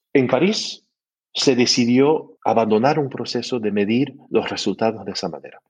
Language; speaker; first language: Spanish; early bilingual, heritage; Spanish